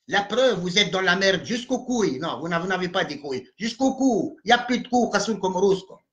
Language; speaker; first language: French; non-native, local second language; Arabic